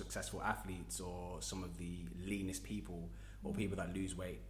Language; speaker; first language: English; native; English